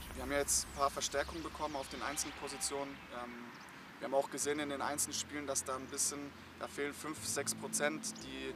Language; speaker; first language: German; native; German